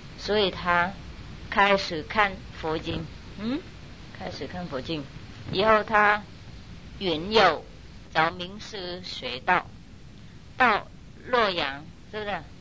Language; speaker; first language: Chinese; non-native, fluent; Vietnamese